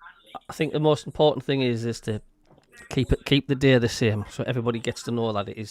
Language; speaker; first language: English; native; English